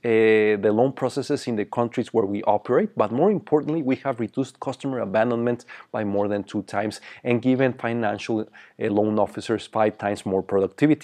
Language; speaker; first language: English; non-native, fluent; Spanish